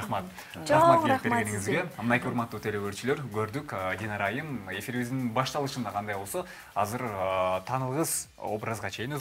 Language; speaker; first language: Kyrgyz; native; Kyrgyz